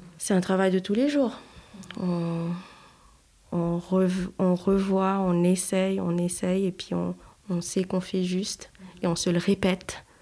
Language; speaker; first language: French; non-native, local second language; Haitian Creole